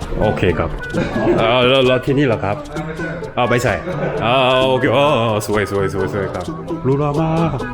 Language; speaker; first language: Thai; non-native, learner; Korean